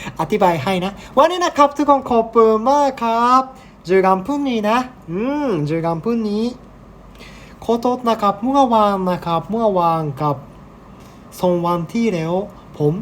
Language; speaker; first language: Thai; non-native, learner; Japanese